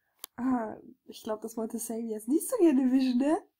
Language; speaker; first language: German; native; German